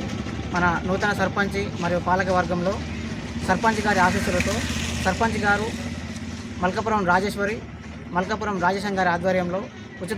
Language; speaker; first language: Telugu; native; Telugu